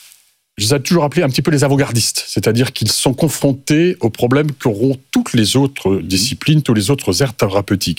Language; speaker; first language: French; native; French